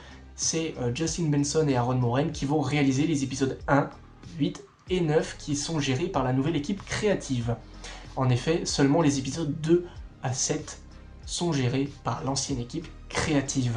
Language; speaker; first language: French; native; French